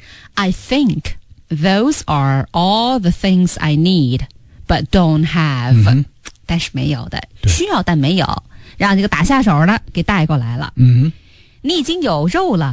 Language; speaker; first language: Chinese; native; Chinese